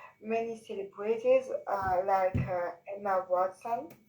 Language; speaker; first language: English; non-native, learner; French